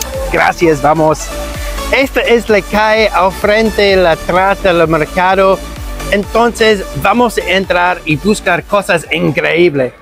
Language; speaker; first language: Spanish; non-native, learner; English